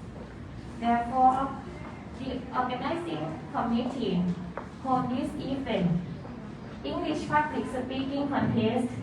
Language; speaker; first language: English; non-native, fluent; Thai